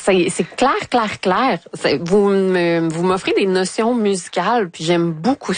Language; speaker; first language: French; native; French